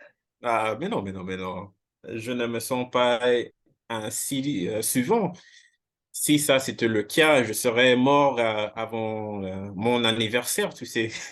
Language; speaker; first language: French; non-native, fluent; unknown